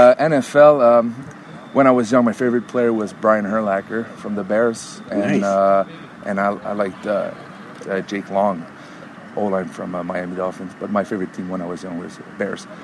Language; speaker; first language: English; native; English